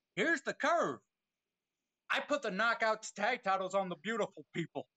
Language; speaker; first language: English; native; English